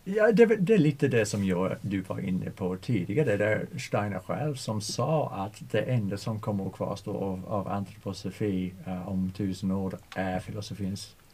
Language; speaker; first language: Swedish; non-native, fluent; English